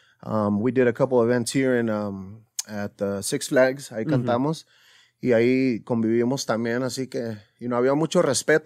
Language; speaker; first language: Spanish; early bilingual, heritage; Spanish